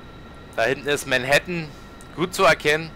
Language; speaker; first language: German; native; German